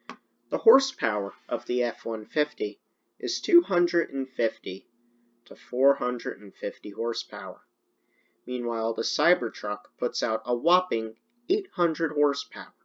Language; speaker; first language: English; native; English